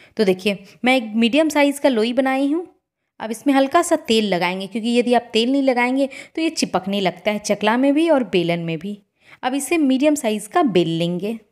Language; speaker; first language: Hindi; native; Hindi